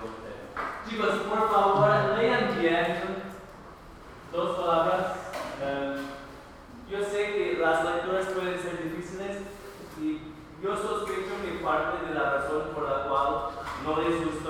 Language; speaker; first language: Spanish; non-native, fluent; English